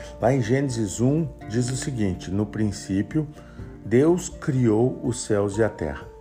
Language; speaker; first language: Portuguese; native; Portuguese